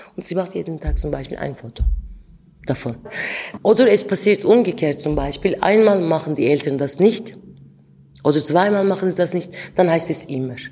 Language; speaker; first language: German; non-native, fluent; Turkish